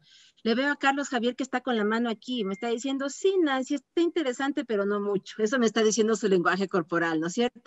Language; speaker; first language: Spanish; native; Spanish